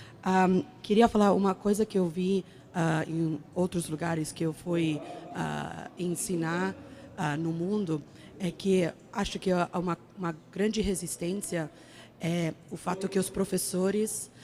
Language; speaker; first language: Portuguese; non-native, fluent; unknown